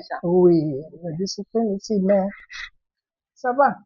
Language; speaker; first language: French; non-native, fluent; Igbo